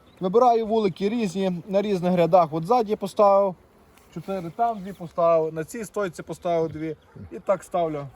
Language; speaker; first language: Ukrainian; native; Ukrainian